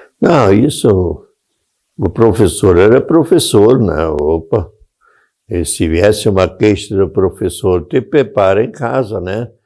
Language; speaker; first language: Portuguese; non-native, local second language; German